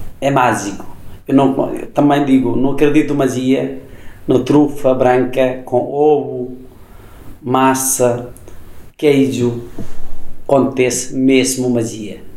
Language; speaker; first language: Portuguese; non-native, fluent; Nepali